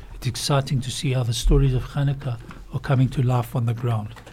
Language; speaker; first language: English; native; English